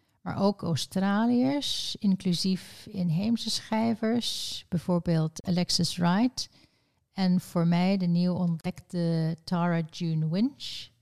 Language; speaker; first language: Dutch; early bilingual, heritage; Dutch